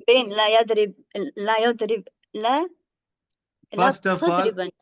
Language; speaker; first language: Arabic; non-native, learner; English